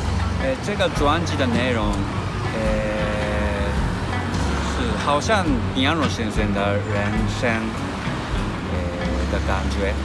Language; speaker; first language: Chinese; non-native, learner; Japanese